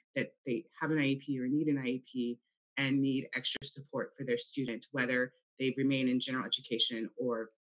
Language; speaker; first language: English; native; English